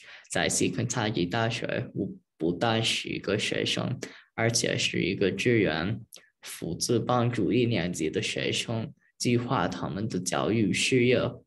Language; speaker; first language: Chinese; early bilingual, heritage; Chinese